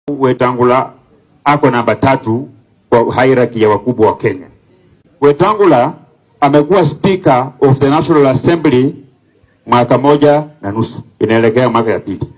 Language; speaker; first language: Swahili; non-native, local second language; Luyia